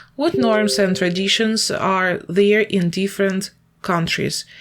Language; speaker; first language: English; non-native, fluent; Ukrainian